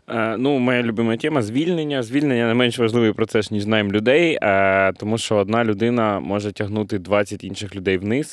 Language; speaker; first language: Ukrainian; non-native, local second language; Russian